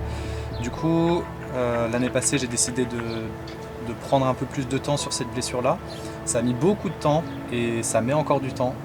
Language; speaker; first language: French; native; French